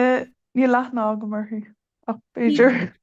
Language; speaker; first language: Irish; non-native, learner; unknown